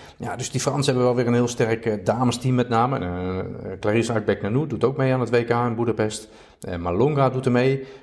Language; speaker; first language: Dutch; native; Dutch